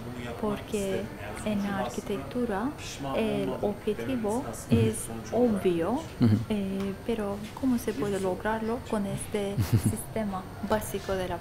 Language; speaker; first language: Spanish; non-native, learner; Turkish